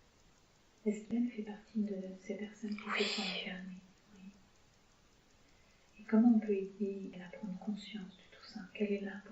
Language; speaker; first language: French; native; French